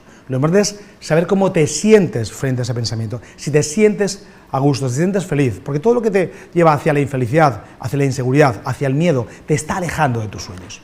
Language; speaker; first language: Spanish; native; Spanish